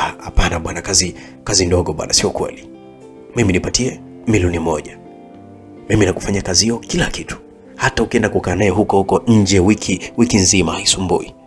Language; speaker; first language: Swahili; native; Swahili